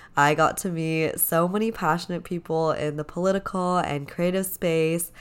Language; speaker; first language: English; native; English